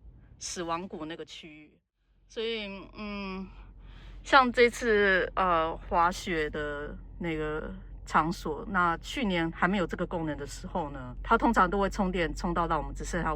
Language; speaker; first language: Chinese; native; Chinese